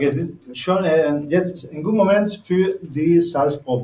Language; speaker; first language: German; non-native, learner; Spanish